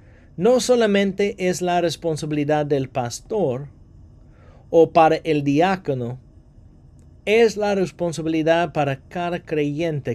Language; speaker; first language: Spanish; non-native, fluent; English